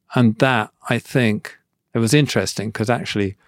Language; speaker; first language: English; native; English